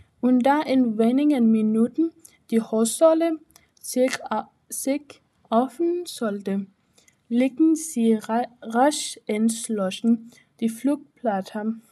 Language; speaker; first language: German; non-native, learner; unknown